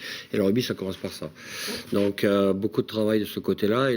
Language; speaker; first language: French; native; French